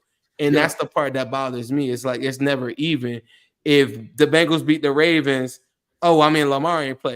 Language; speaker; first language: English; native; English